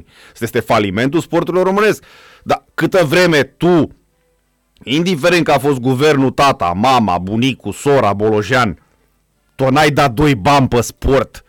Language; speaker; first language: Romanian; native; Romanian